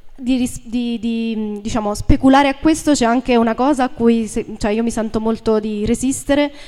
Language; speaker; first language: Italian; native; Italian